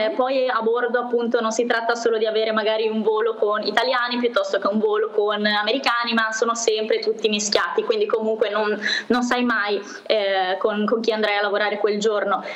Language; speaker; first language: Italian; native; Italian